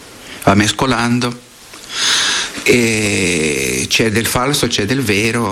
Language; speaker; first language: Italian; non-native, fluent; Portuguese